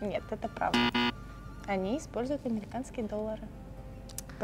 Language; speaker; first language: Russian; native; Russian